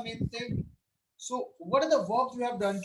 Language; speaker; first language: English; non-native, local second language; Hindi